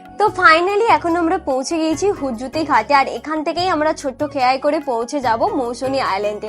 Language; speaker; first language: Bangla; native; Bangla